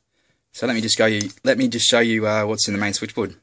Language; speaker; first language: English; native; English